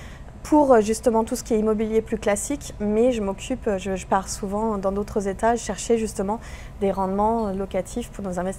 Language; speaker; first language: French; native; French